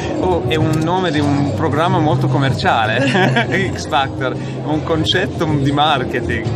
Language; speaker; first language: Italian; non-native, fluent; French